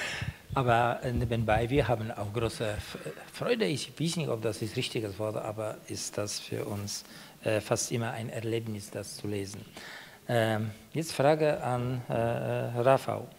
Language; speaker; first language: German; non-native, fluent; Polish